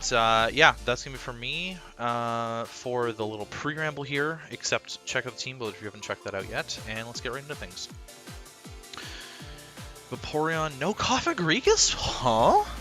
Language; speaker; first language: English; native; English